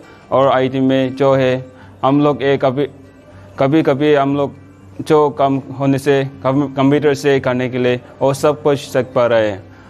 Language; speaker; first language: Hindi; non-native, local second language; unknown